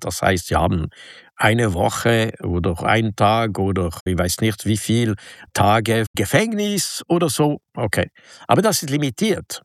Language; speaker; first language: German; non-native, local second language; French